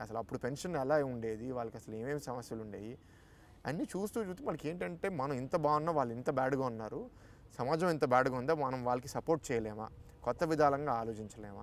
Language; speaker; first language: Telugu; native; Telugu